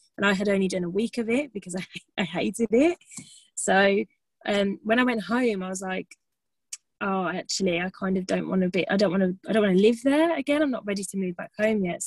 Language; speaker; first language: English; native; English